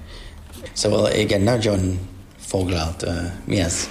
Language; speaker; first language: Hungarian; non-native, learner; English